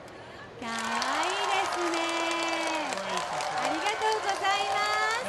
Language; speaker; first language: Japanese; native; Japanese